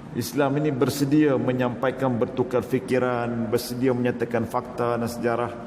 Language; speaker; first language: Malay; native; Malay